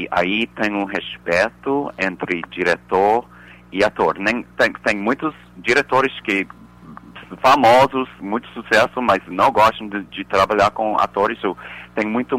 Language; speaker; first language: Portuguese; non-native, fluent; English